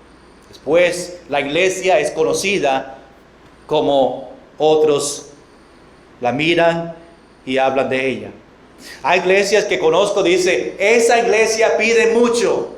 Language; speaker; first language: Spanish; non-native, fluent; English